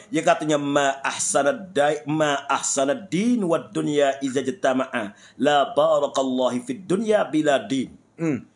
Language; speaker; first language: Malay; native; Malay